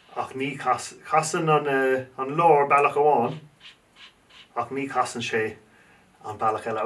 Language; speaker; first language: Irish; native; Irish